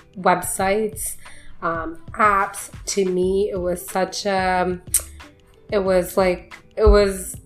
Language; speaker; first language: English; early bilingual, other home language; Urdu